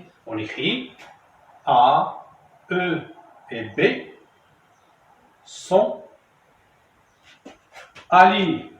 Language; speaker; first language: French; non-native, local second language; Arabic